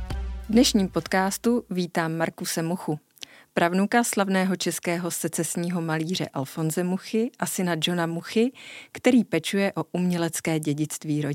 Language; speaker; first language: Czech; native; Czech